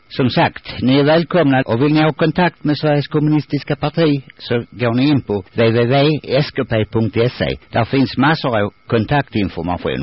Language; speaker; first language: Swedish; native; Swedish